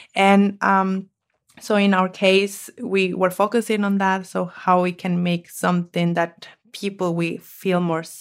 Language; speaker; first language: English; non-native, fluent; Spanish